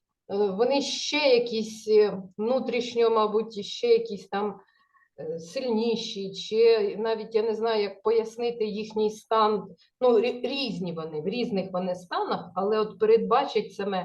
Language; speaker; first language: Ukrainian; native; Ukrainian